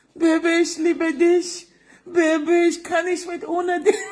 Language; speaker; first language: German; non-native, learner; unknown